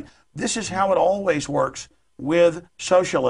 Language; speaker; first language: English; native; English